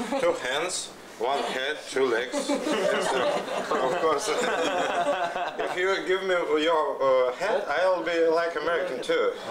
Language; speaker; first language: English; non-native, learner; Russian